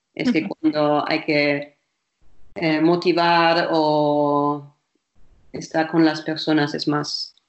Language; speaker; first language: Spanish; non-native, fluent; German